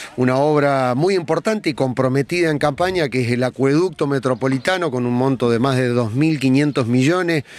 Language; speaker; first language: Spanish; native; Spanish